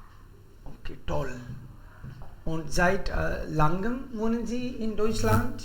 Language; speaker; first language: German; non-native, fluent; Hindi